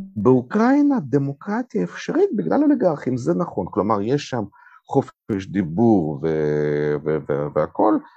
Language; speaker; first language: Hebrew; non-native, fluent; Russian